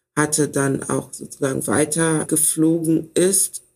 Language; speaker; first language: German; early bilingual, other home language; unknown